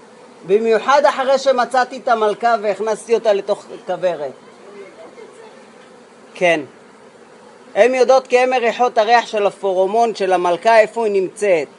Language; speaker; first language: Hebrew; native; Hebrew